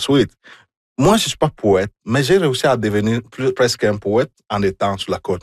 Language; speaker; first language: French; non-native, fluent; Igbo